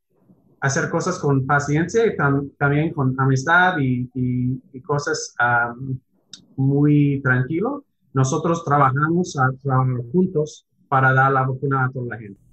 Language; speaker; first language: Spanish; non-native, learner; English